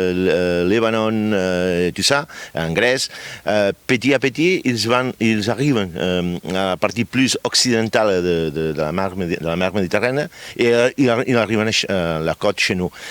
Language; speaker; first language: French; non-native, fluent; Catalan